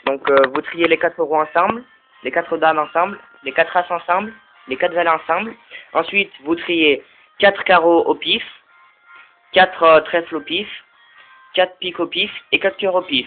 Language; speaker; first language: French; native; French